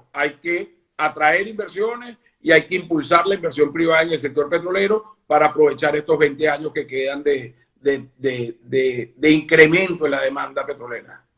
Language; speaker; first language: Spanish; native; Spanish